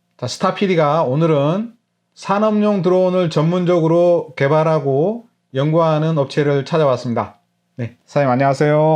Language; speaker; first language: Korean; native; Korean